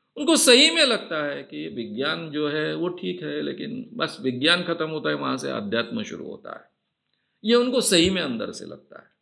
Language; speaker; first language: Hindi; non-native, local second language; Marathi